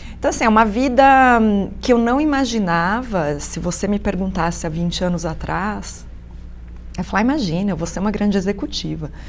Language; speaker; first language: Portuguese; native; Portuguese